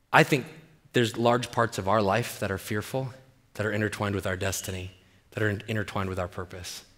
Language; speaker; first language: English; native; English